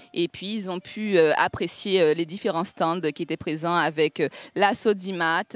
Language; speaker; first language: French; native; French